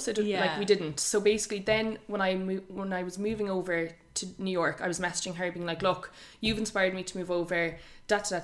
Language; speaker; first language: English; native; English